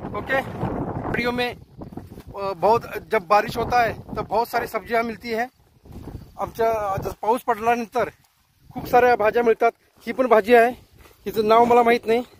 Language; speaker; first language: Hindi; non-native, local second language; Marathi